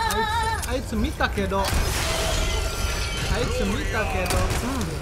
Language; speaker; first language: Japanese; non-native, fluent; Indonesian